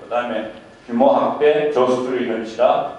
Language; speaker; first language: Korean; native; Korean